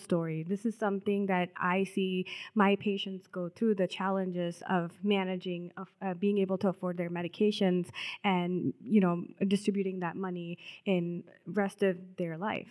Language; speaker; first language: English; non-native, local second language; Telugu